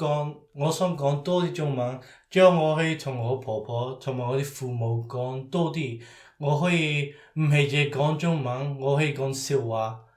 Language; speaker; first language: Cantonese; early bilingual, heritage; Cantonese